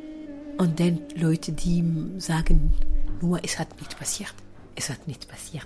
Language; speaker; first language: German; non-native, fluent; Kinyarwanda